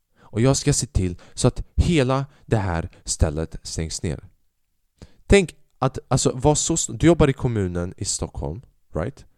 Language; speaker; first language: Swedish; early bilingual, other home language; Albanian